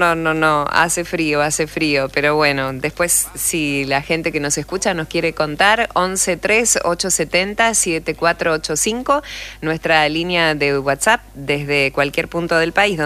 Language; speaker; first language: Spanish; native; Spanish